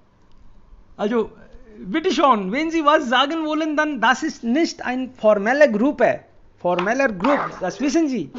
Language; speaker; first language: German; non-native, fluent; Hindi